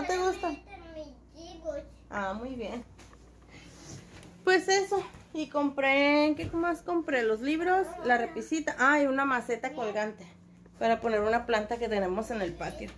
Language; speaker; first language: Spanish; native; Spanish